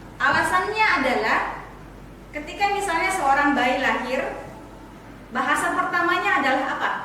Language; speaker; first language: Indonesian; native; Indonesian